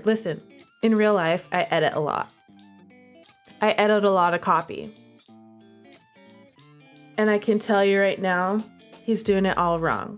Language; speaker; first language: English; native; English